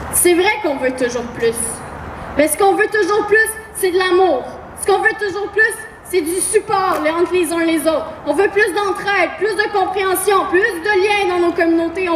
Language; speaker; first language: French; native; French